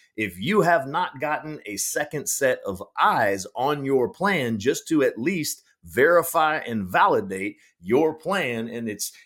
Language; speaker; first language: English; native; English